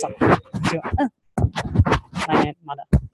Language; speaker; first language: Japanese; non-native, learner; Chinese